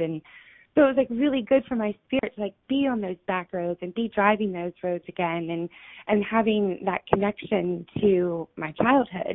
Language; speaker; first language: English; native; English